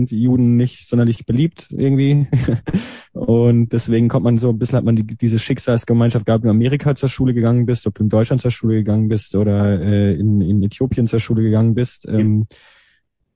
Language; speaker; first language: German; native; German